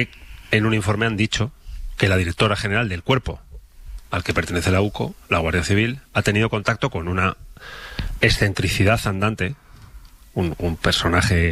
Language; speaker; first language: Spanish; native; Spanish